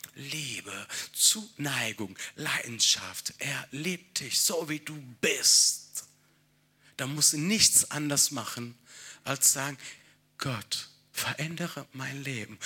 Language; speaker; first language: German; non-native, fluent; Italian